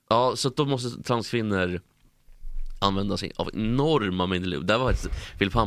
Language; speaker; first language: Swedish; native; Swedish